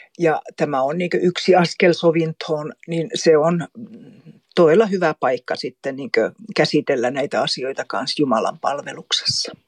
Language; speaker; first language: Finnish; native; Finnish